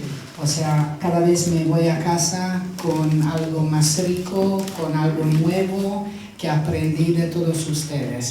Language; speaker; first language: Spanish; non-native, fluent; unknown